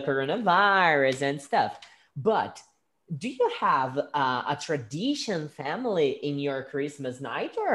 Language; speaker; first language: English; non-native, fluent; Portuguese